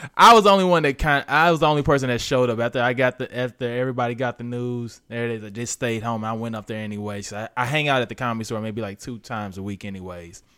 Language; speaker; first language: English; native; English